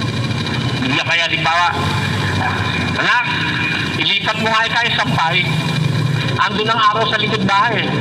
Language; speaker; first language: Filipino; native; Filipino